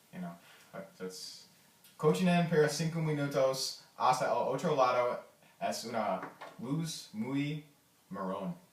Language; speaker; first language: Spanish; non-native, learner; English